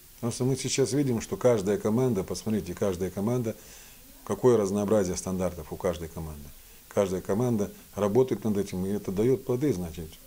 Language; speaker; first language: Russian; native; Russian